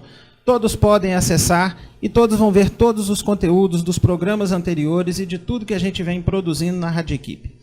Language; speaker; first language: Portuguese; native; Portuguese